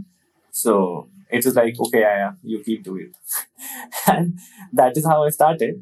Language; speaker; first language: English; non-native, local second language; Hindi